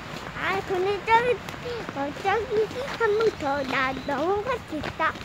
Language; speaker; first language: Korean; early bilingual, other home language; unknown